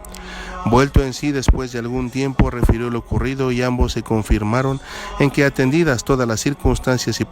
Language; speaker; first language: Spanish; native; Spanish